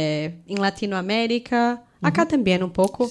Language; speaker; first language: Spanish; non-native, fluent; Portuguese